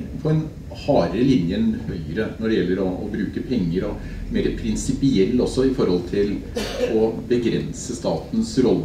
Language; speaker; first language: Norwegian; native; Norwegian